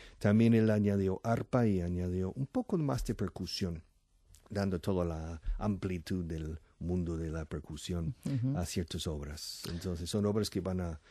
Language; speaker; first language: Spanish; non-native, fluent; English